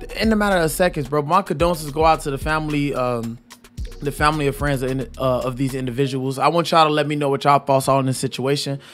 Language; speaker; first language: English; native; English